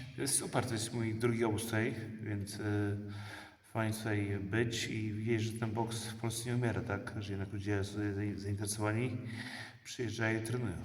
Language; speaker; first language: Polish; early bilingual, heritage; Polish